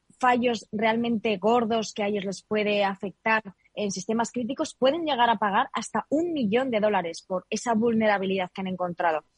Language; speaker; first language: Spanish; native; Spanish